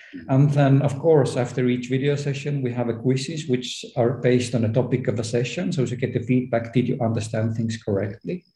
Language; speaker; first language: English; non-native, fluent; Estonian